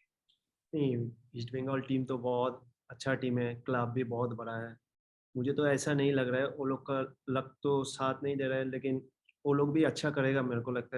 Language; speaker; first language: Hindi; non-native, local second language; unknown